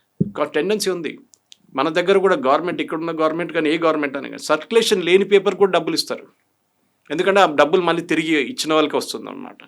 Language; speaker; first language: Telugu; non-native, fluent; Malayalam